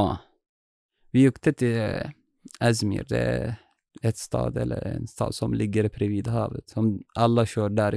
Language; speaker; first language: Swedish; non-native, learner; Arabic